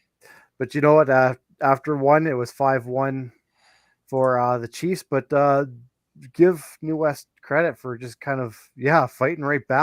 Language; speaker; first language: English; native; English